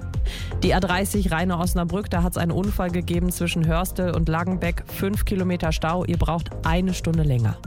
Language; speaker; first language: German; native; German